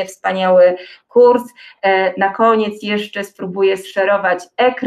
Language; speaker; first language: Polish; native; Polish